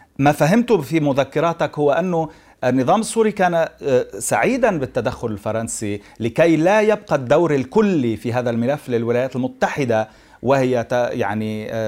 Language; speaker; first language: Arabic; native; Arabic